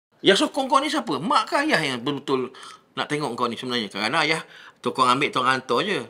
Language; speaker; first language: Malay; native; Malay